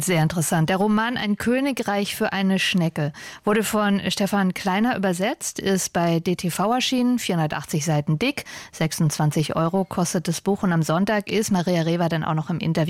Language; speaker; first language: German; native; German